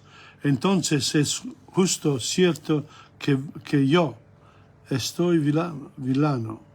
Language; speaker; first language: Spanish; non-native, learner; English